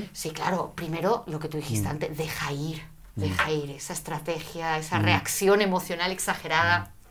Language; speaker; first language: Spanish; native; Spanish